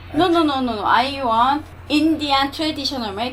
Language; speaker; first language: English; non-native, learner; Korean